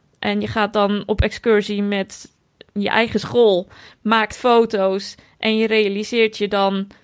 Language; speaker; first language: Dutch; native; Dutch